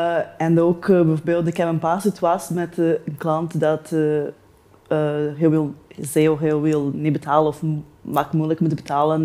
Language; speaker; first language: Dutch; non-native, learner; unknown